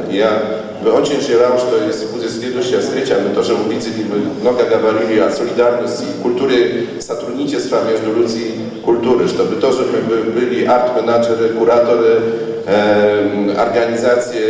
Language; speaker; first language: Polish; non-native, learner; Russian